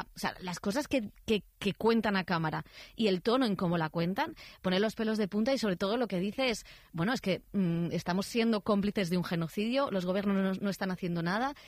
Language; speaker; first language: Spanish; native; Spanish